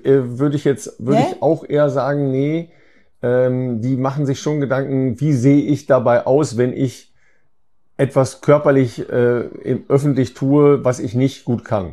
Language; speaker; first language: German; native; German